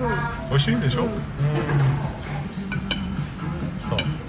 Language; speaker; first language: Japanese; non-native, learner; Vietnamese